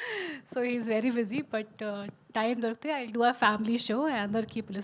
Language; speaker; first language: Telugu; non-native, learner; Hindi